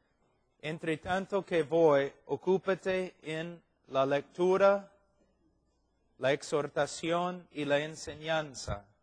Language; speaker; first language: Spanish; non-native, fluent; English